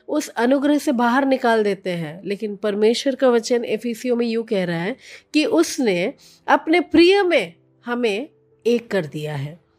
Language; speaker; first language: Hindi; non-native, local second language; Telugu